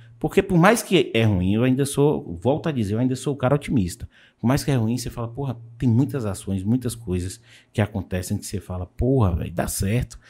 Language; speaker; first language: Portuguese; native; Portuguese